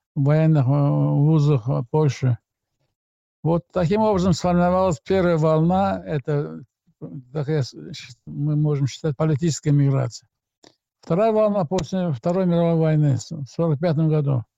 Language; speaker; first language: Russian; non-native, local second language; Azerbaijani